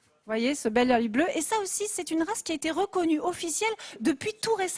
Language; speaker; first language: French; native; French